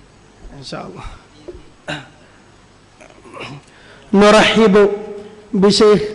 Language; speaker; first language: Arabic; non-native, fluent; Malayalam